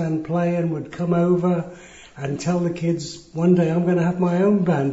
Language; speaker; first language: English; native; English